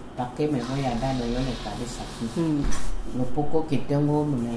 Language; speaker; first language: Spanish; non-native, local second language; Fang